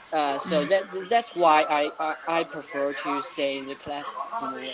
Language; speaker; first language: English; non-native, learner; Chinese